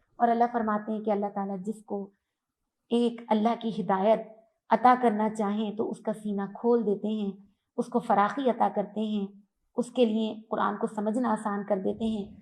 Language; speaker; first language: Urdu; native; Urdu